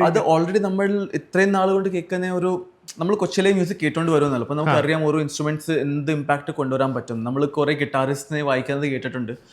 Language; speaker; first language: Malayalam; early bilingual, heritage; Malayalam